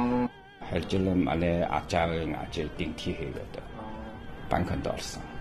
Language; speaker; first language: Mongolian; non-native, local second language; Chinese